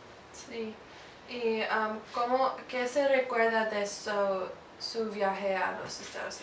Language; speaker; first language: Spanish; non-native, learner; English